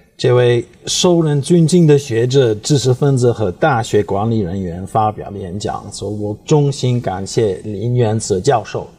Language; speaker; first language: Chinese; non-native, fluent; Dutch